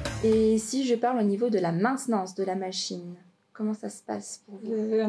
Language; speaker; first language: French; native; French